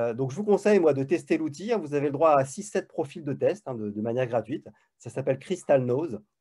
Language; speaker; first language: French; native; French